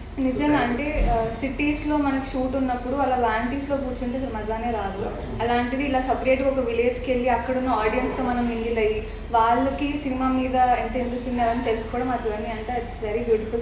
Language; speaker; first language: Telugu; native; Telugu